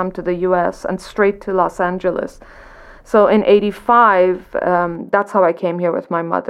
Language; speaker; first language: English; non-native, local second language; Persian